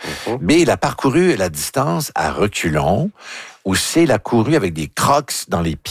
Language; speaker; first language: French; native; French